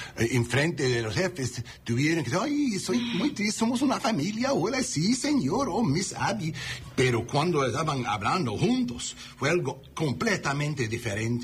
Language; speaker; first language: Spanish; early bilingual, heritage; English